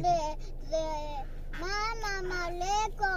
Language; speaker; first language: Spanish; early bilingual, other home language; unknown